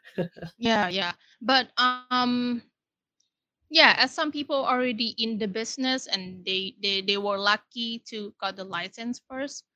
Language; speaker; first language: English; non-native, fluent; Thai